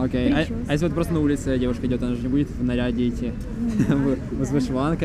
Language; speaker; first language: Russian; native; Russian